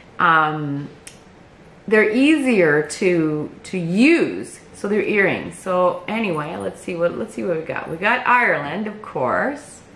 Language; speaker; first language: English; native; English